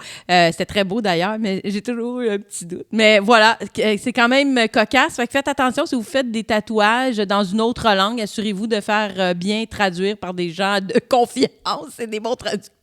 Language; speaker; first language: French; native; French